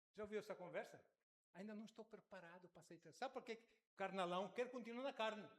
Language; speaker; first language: Portuguese; native; Portuguese